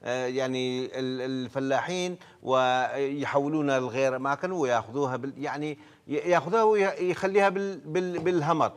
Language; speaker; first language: Arabic; non-native, local second language; Kurdish